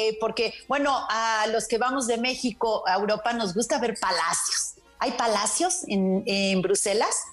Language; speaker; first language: Spanish; native; Spanish